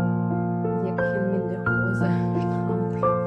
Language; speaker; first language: German; non-native, fluent; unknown